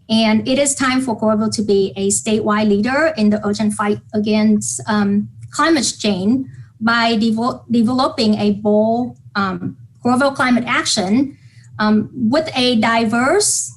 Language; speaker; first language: English; non-native, fluent; Vietnamese